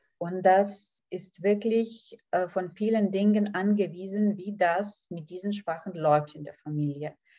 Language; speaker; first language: German; non-native, fluent; Lithuanian